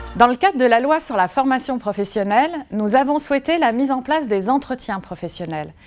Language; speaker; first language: French; native; French